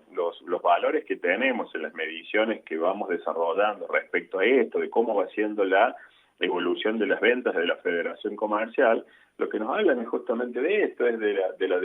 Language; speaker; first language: Spanish; native; Spanish